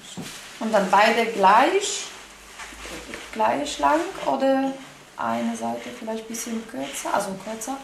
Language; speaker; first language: German; non-native, fluent; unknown